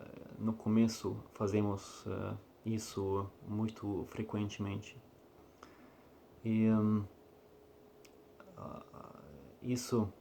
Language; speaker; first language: Portuguese; non-native, learner; Russian